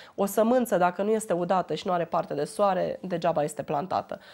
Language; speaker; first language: Romanian; native; Romanian